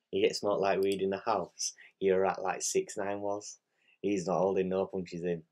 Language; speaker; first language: English; native; English